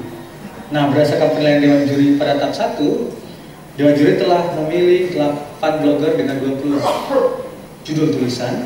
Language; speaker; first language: Indonesian; native; Indonesian